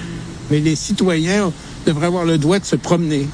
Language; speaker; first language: French; native; French